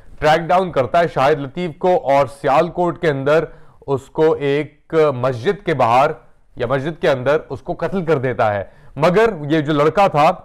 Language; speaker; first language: Urdu; native; Urdu